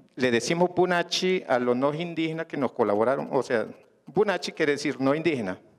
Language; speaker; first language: Spanish; non-native, local second language; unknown